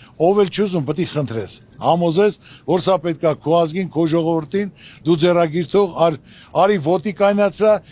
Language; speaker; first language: Armenian; native; Armenian